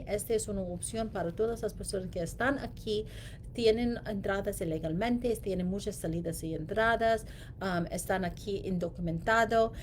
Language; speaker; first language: Spanish; non-native, learner; English